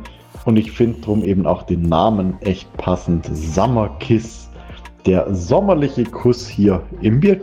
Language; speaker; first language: German; native; German